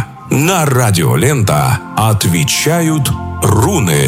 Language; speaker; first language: Russian; native; Russian